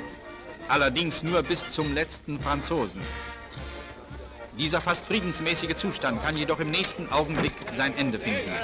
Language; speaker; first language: German; native; German